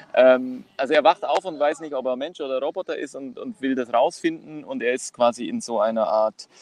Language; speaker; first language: German; non-native, fluent; Greek